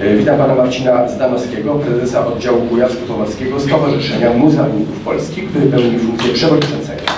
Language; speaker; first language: Polish; native; Polish